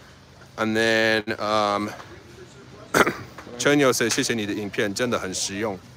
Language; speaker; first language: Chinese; non-native, fluent; English